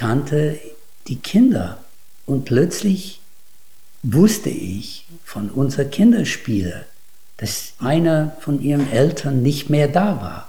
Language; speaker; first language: German; non-native, fluent; English